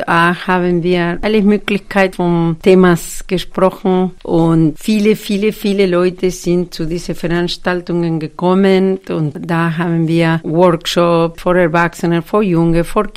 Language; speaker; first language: German; non-native, fluent; Spanish